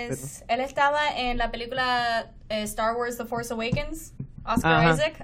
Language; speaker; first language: Spanish; non-native, fluent; English